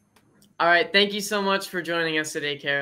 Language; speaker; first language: English; native; English